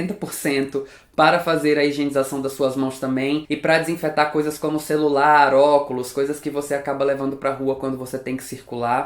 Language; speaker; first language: Portuguese; native; Portuguese